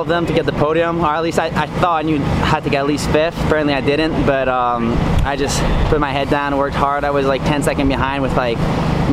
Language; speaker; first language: English; native; English